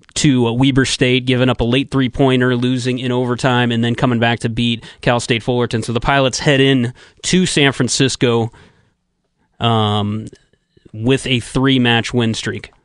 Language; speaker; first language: English; native; English